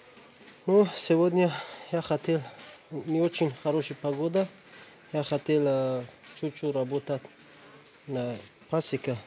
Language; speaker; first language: Russian; non-native, learner; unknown